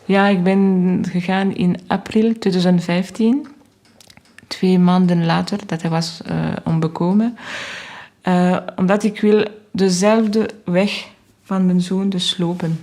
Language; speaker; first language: Dutch; non-native, learner; French